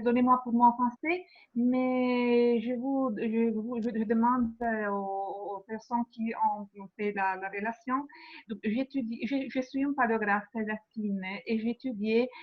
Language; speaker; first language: French; non-native, fluent; Italian